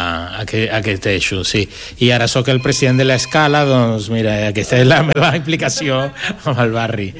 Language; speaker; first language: Catalan; non-native, fluent; Spanish